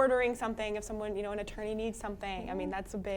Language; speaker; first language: English; native; English